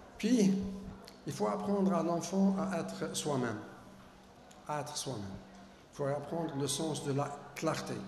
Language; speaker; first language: French; non-native, local second language; Arabic